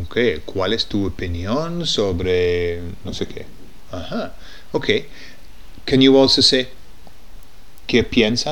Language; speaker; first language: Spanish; non-native, fluent; English